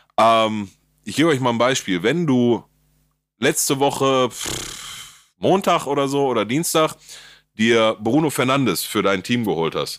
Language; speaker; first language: German; native; German